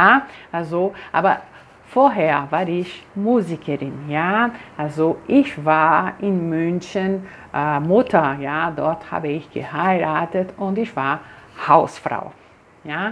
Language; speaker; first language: German; non-native, fluent; Portuguese